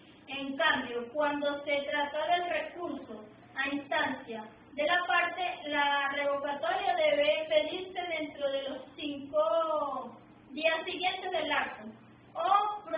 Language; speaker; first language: Spanish; native; Spanish